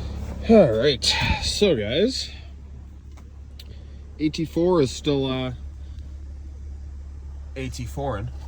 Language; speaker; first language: English; native; English